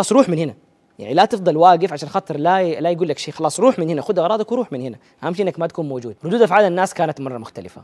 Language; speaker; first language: Arabic; native; Arabic